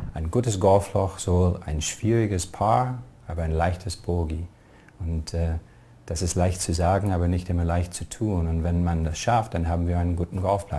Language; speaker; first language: German; non-native, fluent; English